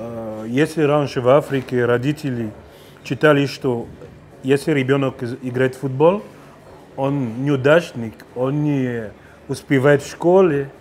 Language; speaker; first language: Russian; non-native, fluent; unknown